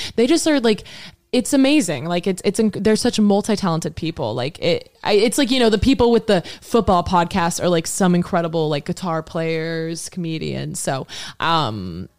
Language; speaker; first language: English; native; English